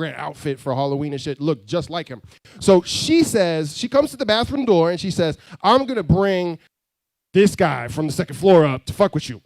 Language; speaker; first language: English; native; English